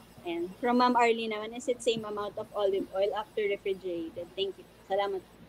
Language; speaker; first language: English; non-native, local second language; Filipino